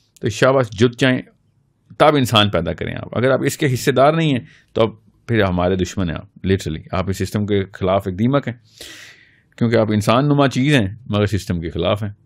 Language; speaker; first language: Urdu; native; Urdu